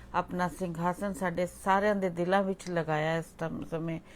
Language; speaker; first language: Hindi; non-native, local second language; Punjabi